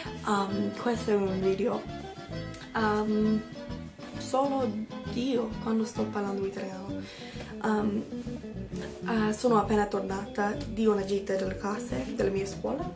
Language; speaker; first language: Italian; non-native, learner; English